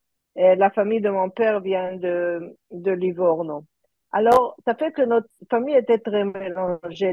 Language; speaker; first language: French; early bilingual, heritage; French